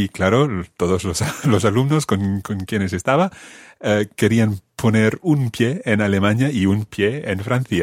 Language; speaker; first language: Spanish; non-native, fluent; English